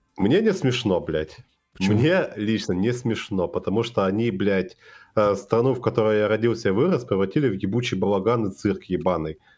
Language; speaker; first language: Russian; native; Russian